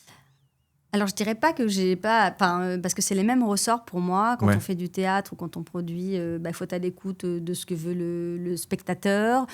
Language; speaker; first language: French; native; French